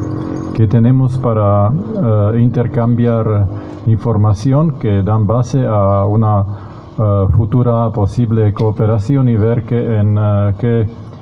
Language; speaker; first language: Spanish; non-native, fluent; Slovak